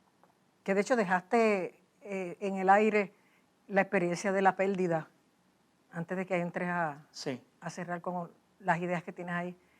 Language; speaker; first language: Spanish; native; Spanish